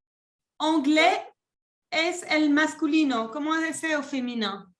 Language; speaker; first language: Spanish; non-native, fluent; French